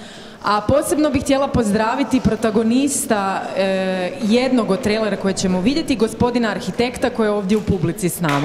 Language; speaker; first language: Croatian; native; Croatian